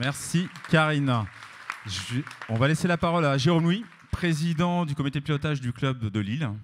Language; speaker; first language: French; native; French